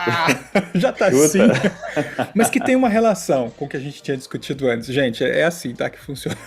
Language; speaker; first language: Portuguese; native; Portuguese